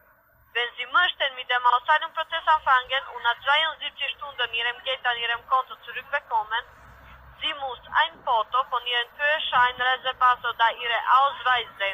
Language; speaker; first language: German; non-native, learner; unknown